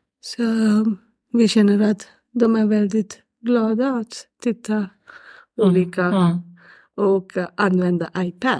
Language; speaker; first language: Swedish; non-native, learner; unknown